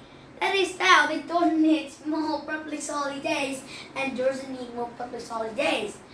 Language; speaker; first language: English; non-native, learner; Vietnamese